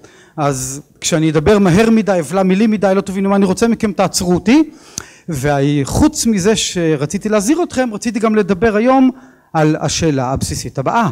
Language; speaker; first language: Hebrew; native; Hebrew